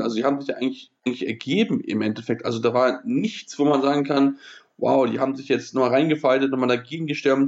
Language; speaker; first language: German; native; German